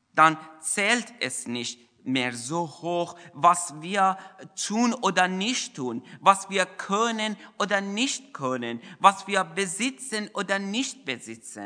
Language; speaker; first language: German; non-native, fluent; Persian